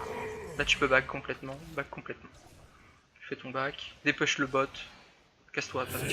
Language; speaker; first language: French; native; French